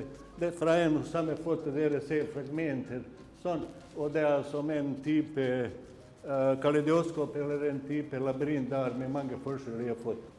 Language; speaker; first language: Norwegian; non-native, fluent; Bosnian